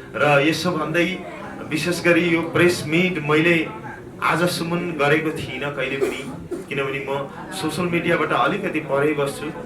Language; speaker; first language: Nepali; native; Nepali